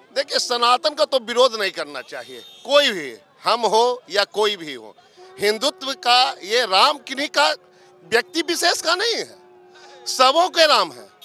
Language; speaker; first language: Hindi; native; Hindi